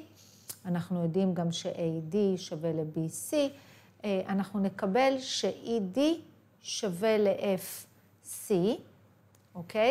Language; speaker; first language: Hebrew; native; Hebrew